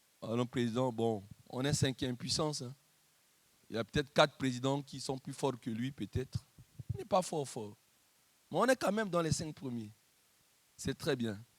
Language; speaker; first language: French; non-native, local second language; Lingala